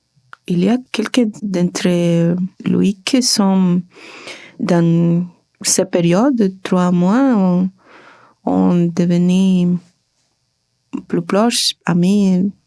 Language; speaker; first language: French; non-native, learner; Spanish